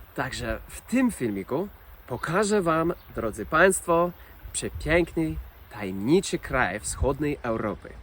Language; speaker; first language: Polish; non-native, fluent; English